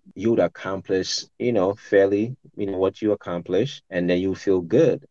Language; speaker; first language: English; non-native, local second language; Akan